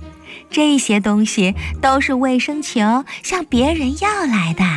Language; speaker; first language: Chinese; native; Chinese